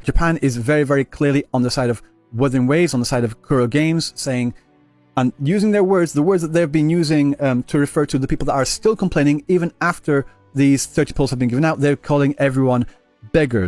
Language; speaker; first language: English; native; English